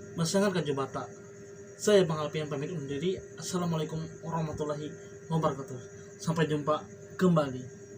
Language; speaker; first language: Indonesian; non-native, local second language; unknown